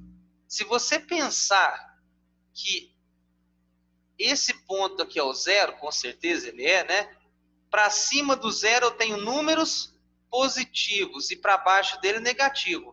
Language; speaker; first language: Portuguese; native; Portuguese